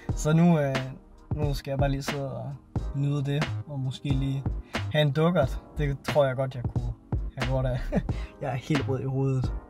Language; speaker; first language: Danish; native; Danish